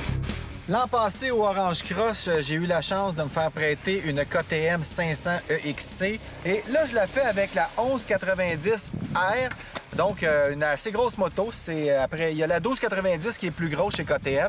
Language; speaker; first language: French; native; French